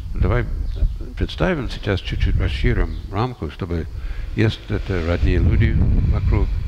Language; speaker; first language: Russian; non-native, fluent; English